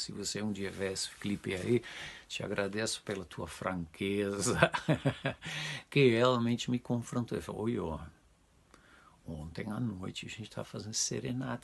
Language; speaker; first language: Portuguese; non-native, fluent; Dutch